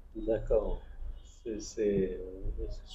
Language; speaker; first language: French; non-native, fluent; Bangla